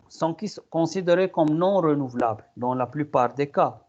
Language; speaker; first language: French; non-native, local second language; Arabic